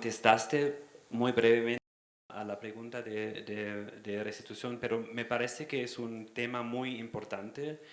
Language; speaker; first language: Spanish; non-native, fluent; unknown